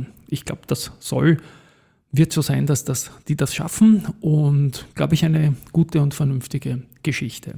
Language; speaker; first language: German; native; German